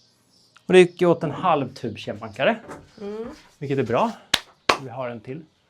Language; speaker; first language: Swedish; native; Swedish